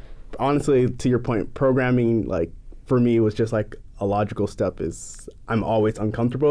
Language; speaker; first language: English; non-native, fluent; Japanese